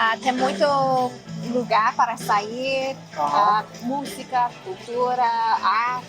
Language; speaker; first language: Portuguese; non-native, fluent; English